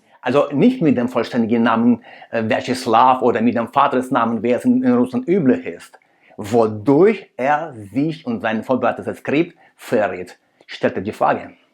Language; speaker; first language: German; non-native, fluent; Russian